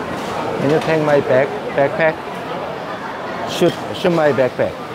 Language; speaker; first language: English; non-native, learner; Korean